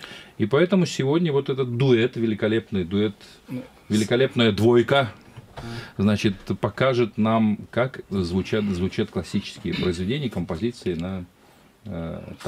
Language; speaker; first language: Russian; native; Russian